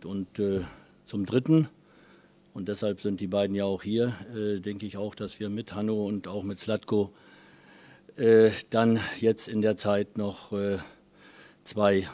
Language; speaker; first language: German; native; German